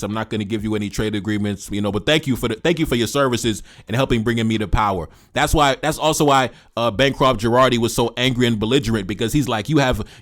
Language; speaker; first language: English; native; English